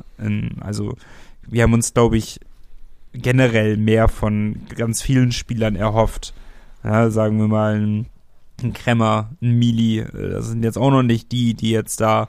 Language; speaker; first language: German; native; German